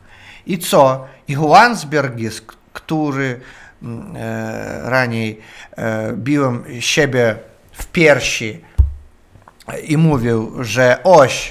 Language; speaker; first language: Polish; non-native, learner; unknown